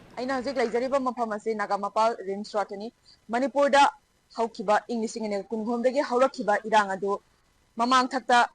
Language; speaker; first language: Manipuri; native; Manipuri